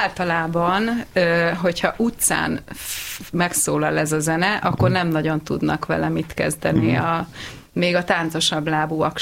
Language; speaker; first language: Hungarian; native; Hungarian